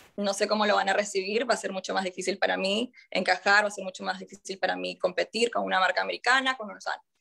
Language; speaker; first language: Spanish; native; Spanish